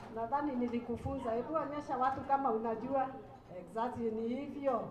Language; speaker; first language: Swahili; non-native, local second language; Kikuyu